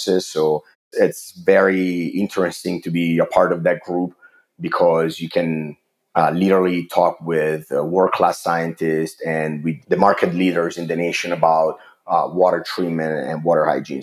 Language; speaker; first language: English; non-native, fluent; Italian